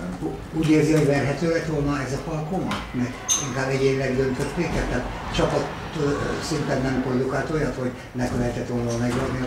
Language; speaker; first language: Hungarian; native; Hungarian